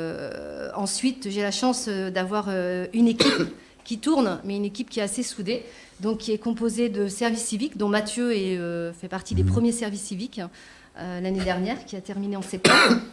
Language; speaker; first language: French; native; French